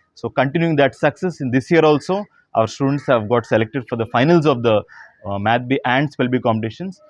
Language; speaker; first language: English; non-native, local second language; Telugu